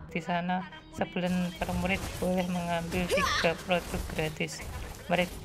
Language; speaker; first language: Indonesian; native; Indonesian